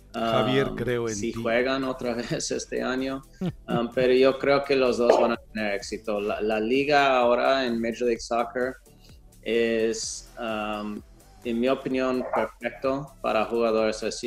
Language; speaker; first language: Spanish; non-native, fluent; English